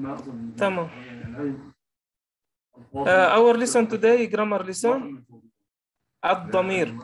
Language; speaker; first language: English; non-native, learner; Arabic